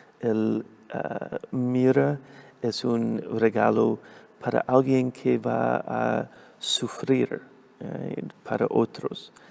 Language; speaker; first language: Spanish; non-native, fluent; English